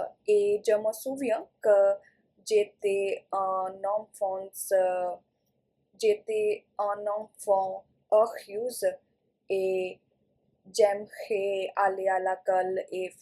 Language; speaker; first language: French; non-native, learner; Punjabi